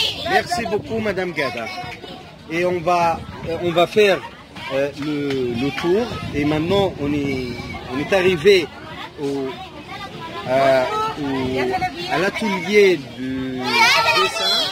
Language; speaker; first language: French; non-native, fluent; Arabic